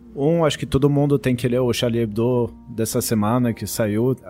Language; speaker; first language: Portuguese; non-native, fluent; French